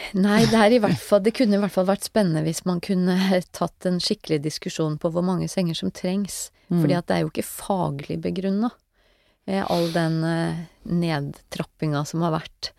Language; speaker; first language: Norwegian; native; Norwegian